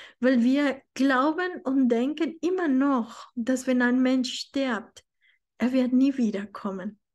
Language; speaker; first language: German; non-native, fluent; Spanish